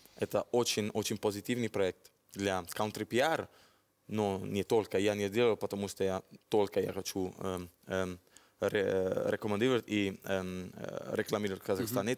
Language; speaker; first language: Russian; non-native, learner; Italian